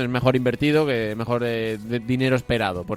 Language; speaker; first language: Spanish; native; Spanish